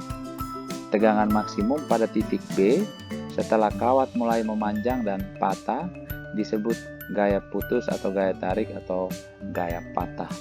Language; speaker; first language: Indonesian; native; Indonesian